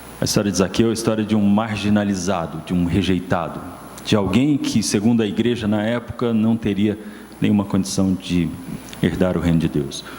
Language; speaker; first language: Portuguese; native; Portuguese